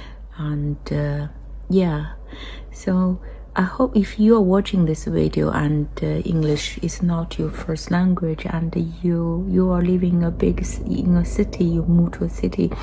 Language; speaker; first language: English; non-native, fluent; Chinese